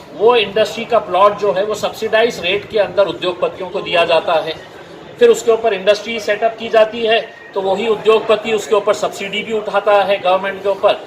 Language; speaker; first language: Hindi; non-native, local second language; Marathi